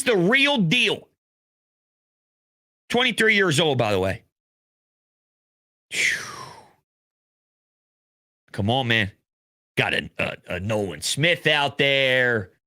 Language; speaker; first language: English; native; English